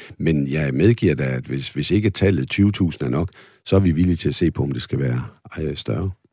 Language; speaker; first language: Danish; native; Danish